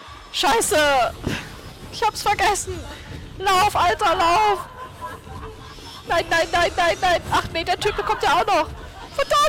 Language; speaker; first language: German; native; German